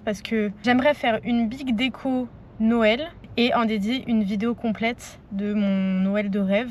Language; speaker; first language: French; native; French